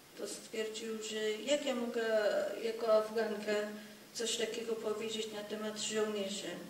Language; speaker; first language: Polish; non-native, fluent; Persian